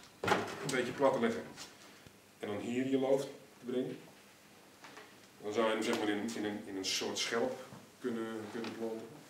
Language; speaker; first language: Dutch; native; Dutch